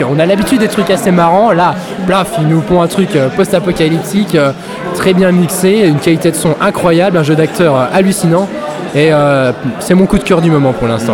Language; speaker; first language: French; native; French